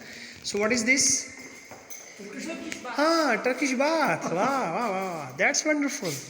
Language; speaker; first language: English; non-native, local second language; Urdu